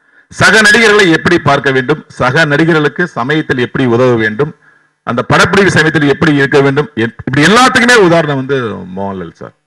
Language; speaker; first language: Tamil; native; Tamil